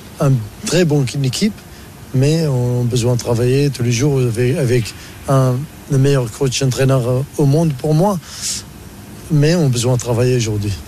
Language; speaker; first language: French; non-native, learner; Arabic